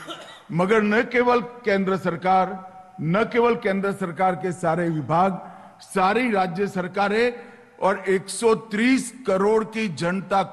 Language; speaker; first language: Hindi; non-native, local second language; Gujarati